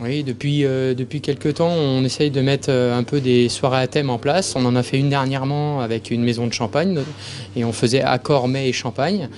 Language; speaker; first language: French; native; French